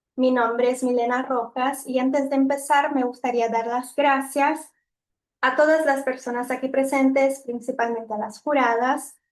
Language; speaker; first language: Spanish; non-native, fluent; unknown